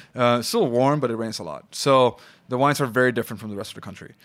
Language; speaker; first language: English; non-native, fluent; Swedish